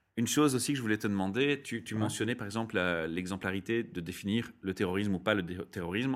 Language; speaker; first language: French; native; French